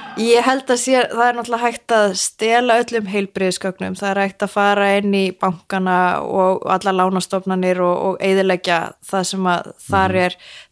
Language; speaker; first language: Icelandic; native; Icelandic